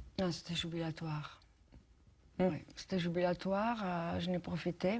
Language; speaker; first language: French; non-native, fluent; Italian